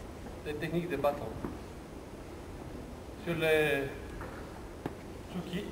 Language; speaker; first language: French; non-native, learner; Romanian